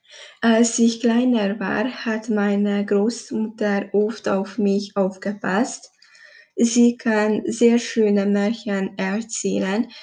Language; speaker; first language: German; non-native, learner; Hungarian